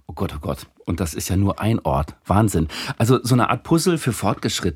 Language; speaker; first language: German; native; German